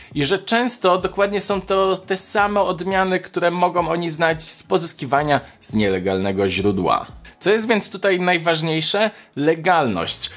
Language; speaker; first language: Polish; native; Polish